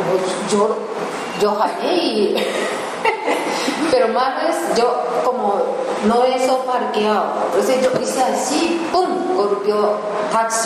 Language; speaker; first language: Spanish; non-native, learner; Japanese